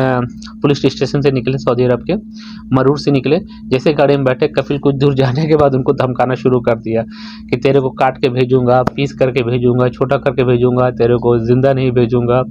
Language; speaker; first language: Hindi; native; Hindi